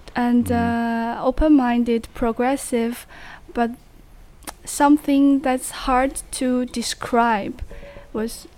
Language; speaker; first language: English; non-native, fluent; Chinese